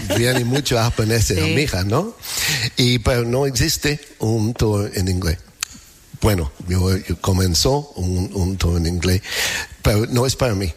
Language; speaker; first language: Spanish; non-native, learner; English